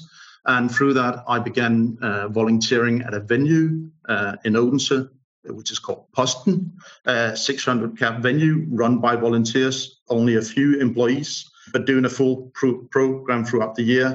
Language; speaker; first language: English; non-native, fluent; Danish